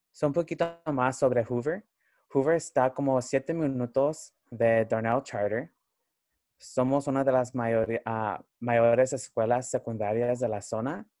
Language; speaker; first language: Spanish; early bilingual, heritage; Spanish